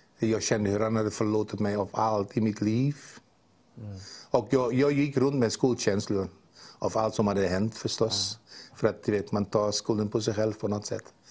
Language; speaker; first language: Swedish; non-native, fluent; Dutch